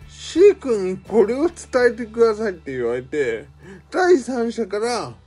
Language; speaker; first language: Japanese; native; Japanese